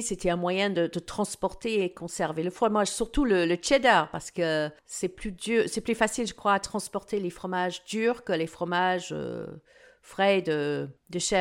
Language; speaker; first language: French; non-native, fluent; English